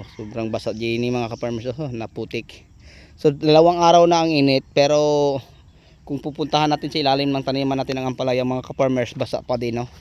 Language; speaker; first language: Filipino; non-native, local second language; Cebuano